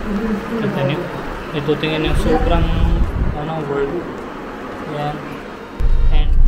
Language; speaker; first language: Filipino; non-native, learner; Hindi